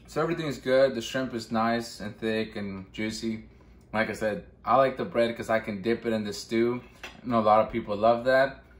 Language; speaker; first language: English; early bilingual, other home language; Spanish